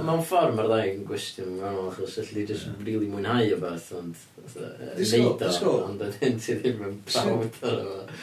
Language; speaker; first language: Welsh; early bilingual, heritage; Welsh